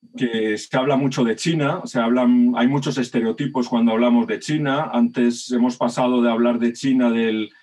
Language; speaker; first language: Spanish; native; Spanish